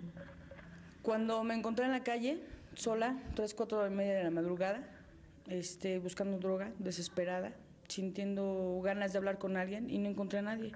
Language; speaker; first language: Spanish; native; Spanish